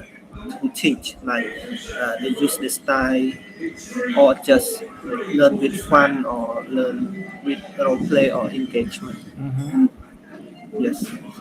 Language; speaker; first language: English; non-native, learner; Khmer